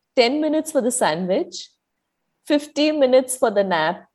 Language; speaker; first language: English; non-native, local second language; Malayalam